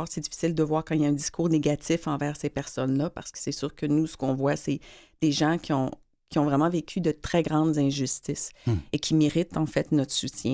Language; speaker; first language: French; native; French